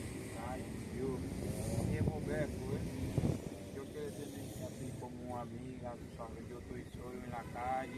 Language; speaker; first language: Spanish; non-native, local second language; Haitian Creole